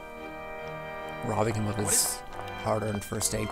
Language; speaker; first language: English; native; English